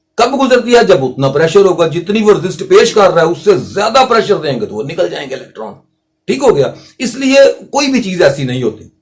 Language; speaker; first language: Urdu; non-native, local second language; Punjabi